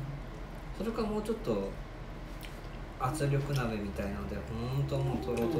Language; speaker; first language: Japanese; native; Japanese